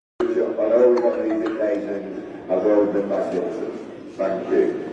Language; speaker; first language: English; native; English